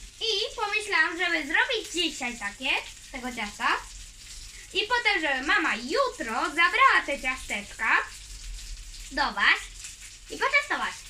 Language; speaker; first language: Polish; early bilingual, heritage; Polish